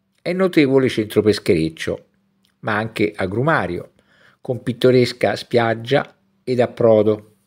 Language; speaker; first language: Italian; native; Italian